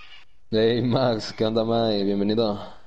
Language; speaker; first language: Spanish; native; Spanish